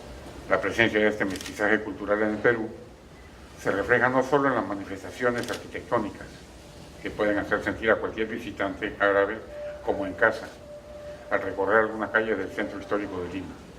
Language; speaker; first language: Spanish; native; Spanish